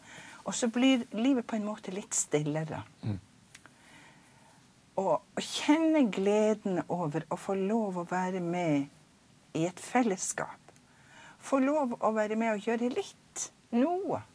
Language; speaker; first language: Norwegian; native; Norwegian